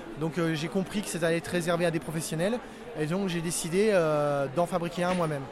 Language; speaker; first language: French; native; French